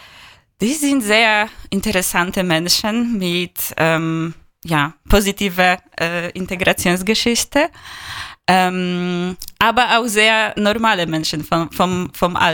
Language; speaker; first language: German; non-native, fluent; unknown